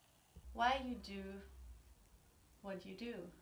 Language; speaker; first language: English; non-native, learner; German